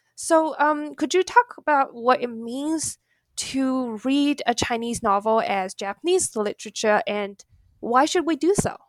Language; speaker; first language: English; non-native, fluent; Chinese